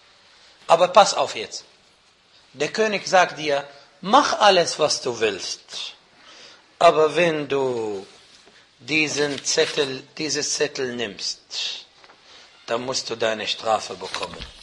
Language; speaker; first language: German; non-native, fluent; Arabic